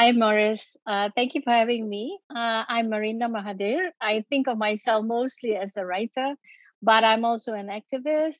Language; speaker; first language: English; non-native, local second language; Malay